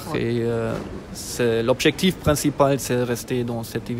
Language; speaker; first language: French; non-native, fluent; German